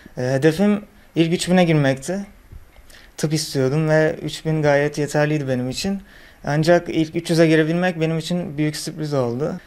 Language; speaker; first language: Turkish; native; Turkish